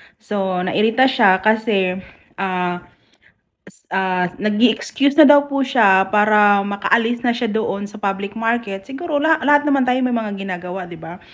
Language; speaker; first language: Filipino; non-native, local second language; Cebuano